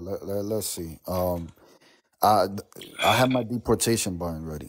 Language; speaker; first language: English; early bilingual, other home language; Spanish